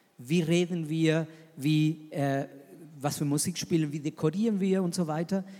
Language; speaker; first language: German; non-native, fluent; Spanish